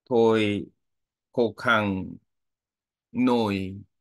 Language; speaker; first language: Vietnamese; non-native, learner; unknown